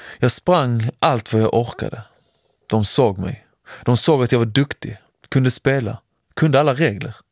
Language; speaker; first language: Swedish; early bilingual, other home language; Persian